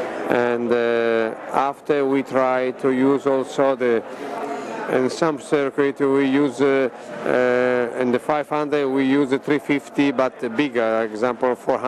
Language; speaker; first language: English; non-native, learner; Italian